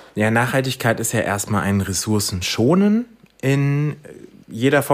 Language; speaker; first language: German; native; German